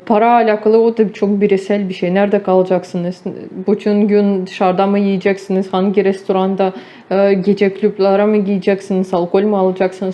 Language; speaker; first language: Turkish; non-native, fluent; Ukrainian